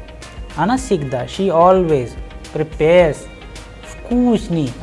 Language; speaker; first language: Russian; non-native, fluent; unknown